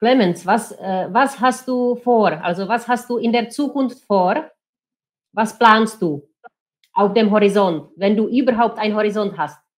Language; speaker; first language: German; non-native, fluent; Czech